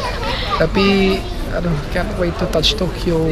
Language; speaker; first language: English; non-native, learner; Indonesian